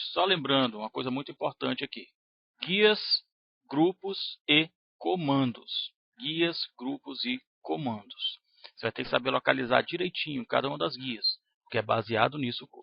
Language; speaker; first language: Portuguese; native; Portuguese